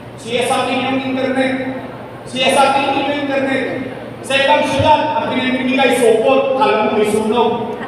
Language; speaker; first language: Filipino; native; Filipino